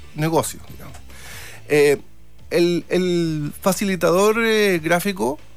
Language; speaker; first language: Spanish; native; Spanish